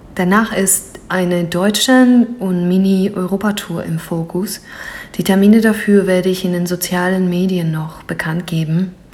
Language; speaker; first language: German; non-native, fluent; Greek